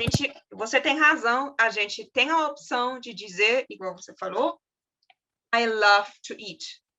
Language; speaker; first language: Portuguese; non-native, fluent; German